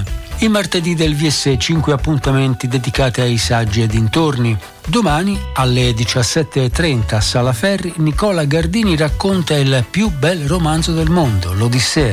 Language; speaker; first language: Italian; native; Italian